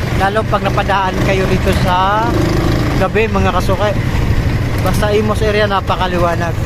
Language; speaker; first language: Filipino; native; Filipino